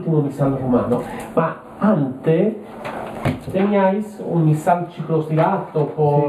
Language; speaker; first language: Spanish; non-native, learner; Italian